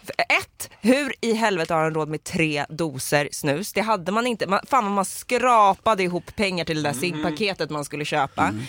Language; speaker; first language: Swedish; native; Swedish